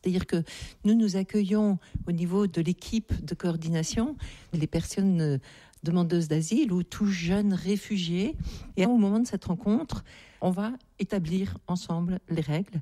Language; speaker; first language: French; native; French